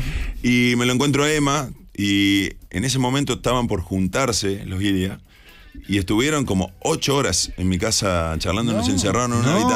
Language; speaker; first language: Spanish; native; Spanish